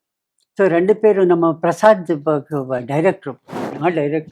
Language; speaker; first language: Tamil; non-native, local second language; Kannada